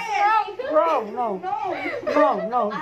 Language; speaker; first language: English; non-native, learner; Sundanese